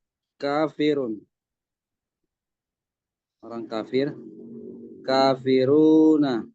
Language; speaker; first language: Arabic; non-native, learner; Indonesian